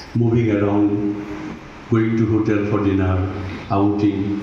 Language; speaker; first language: English; non-native, local second language; Assamese